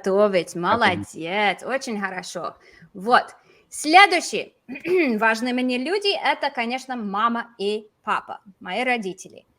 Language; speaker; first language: Russian; non-native, fluent; English